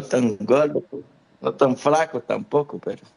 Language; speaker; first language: Spanish; non-native, fluent; Haitian Creole